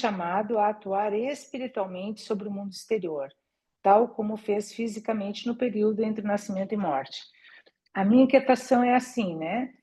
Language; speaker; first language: Portuguese; native; Portuguese